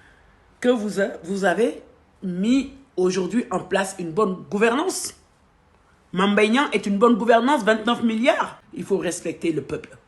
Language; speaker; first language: French; non-native, local second language; Wolof